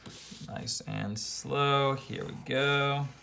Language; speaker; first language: English; native; English